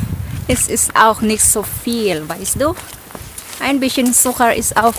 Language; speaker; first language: German; non-native, fluent; Filipino